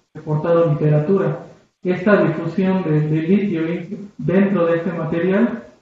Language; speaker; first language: Spanish; native; Spanish